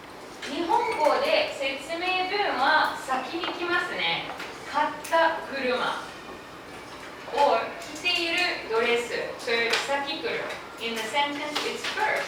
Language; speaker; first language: Japanese; non-native, fluent; English